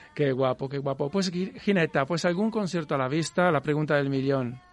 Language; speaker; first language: Spanish; non-native, fluent; Italian